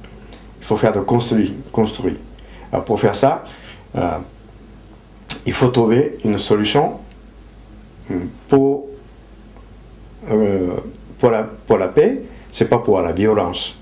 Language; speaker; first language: French; non-native, fluent; Japanese